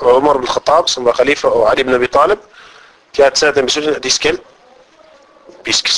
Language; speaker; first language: Danish; non-native, fluent; Arabic